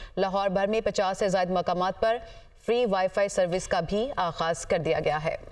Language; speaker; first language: Urdu; native; Urdu